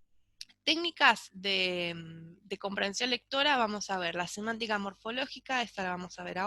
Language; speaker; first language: Spanish; native; Spanish